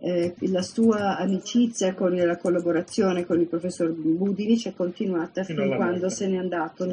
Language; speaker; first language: Italian; native; Italian